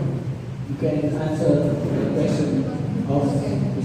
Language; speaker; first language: English; non-native, learner; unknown